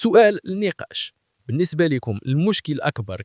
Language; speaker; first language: Arabic; native; Arabic